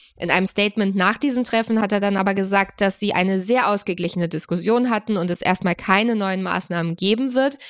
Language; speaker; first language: German; native; German